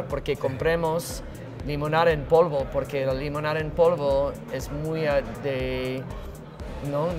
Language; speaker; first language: Spanish; non-native, fluent; English